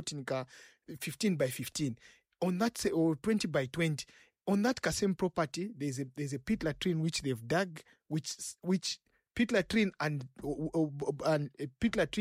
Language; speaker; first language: English; non-native, local second language; Bemba